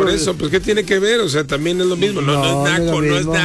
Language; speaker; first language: Spanish; native; Spanish